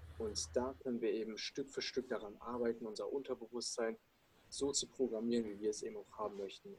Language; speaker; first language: German; early bilingual, other home language; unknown